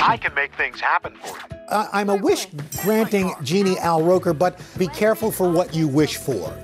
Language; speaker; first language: English; native; English